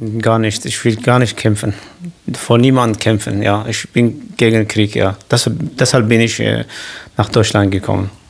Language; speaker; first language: German; non-native, learner; Kurdish